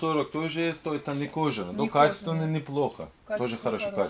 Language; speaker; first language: Russian; non-native, learner; Turkish